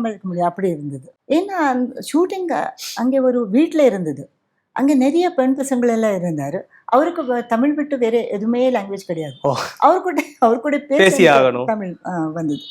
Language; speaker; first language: Tamil; non-native, fluent; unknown